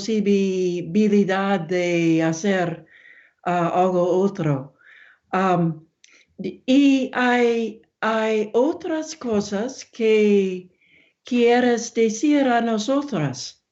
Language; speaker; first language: Spanish; non-native, learner; English